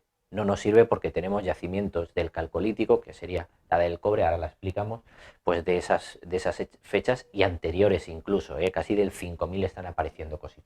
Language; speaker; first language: Spanish; native; Spanish